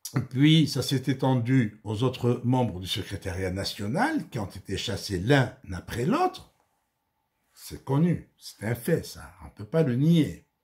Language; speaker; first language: French; non-native, local second language; Arabic